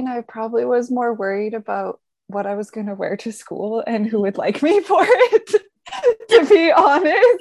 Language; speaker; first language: English; native; English